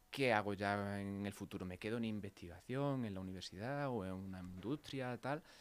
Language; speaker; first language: Spanish; native; Spanish